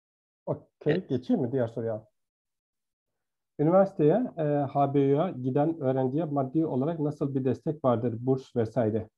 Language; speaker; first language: Turkish; native; Turkish